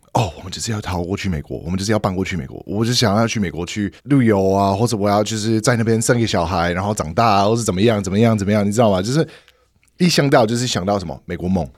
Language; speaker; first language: Chinese; non-native, fluent; English